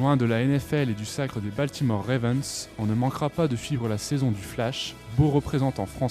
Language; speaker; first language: French; native; French